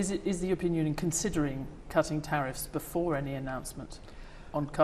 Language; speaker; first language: English; native; English